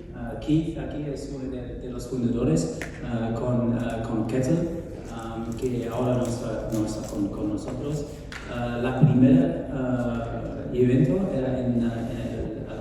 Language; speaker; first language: Spanish; non-native, fluent; English